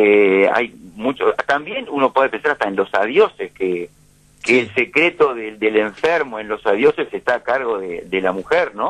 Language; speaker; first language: Spanish; native; Spanish